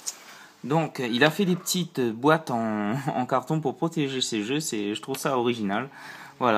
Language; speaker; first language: French; native; French